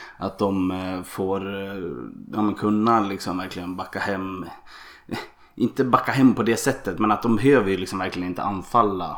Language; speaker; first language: Swedish; native; Swedish